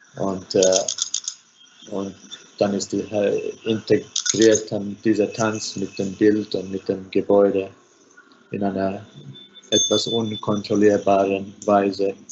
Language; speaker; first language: German; non-native, fluent; Finnish